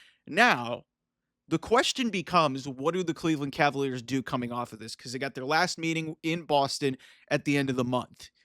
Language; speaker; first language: English; native; English